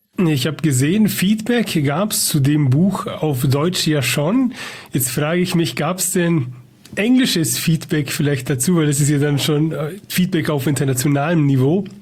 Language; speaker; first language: German; native; German